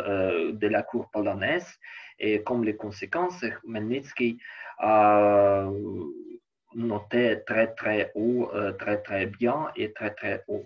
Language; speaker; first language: French; non-native, learner; Ukrainian